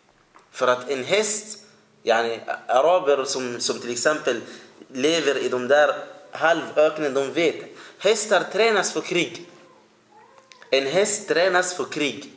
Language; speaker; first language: Swedish; early bilingual, other home language; Arabic